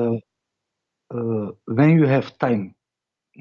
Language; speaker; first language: English; non-native, learner; Dutch